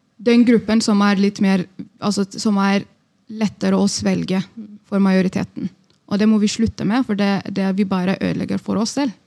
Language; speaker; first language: Norwegian; non-native, fluent; Amharic